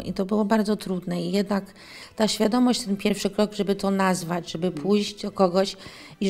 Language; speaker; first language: Polish; early bilingual, heritage; English